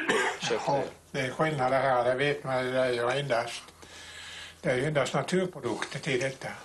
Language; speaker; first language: Swedish; native; Swedish